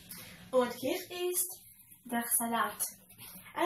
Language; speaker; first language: German; non-native, learner; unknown